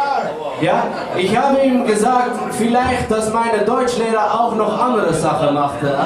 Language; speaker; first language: German; non-native, learner; Dutch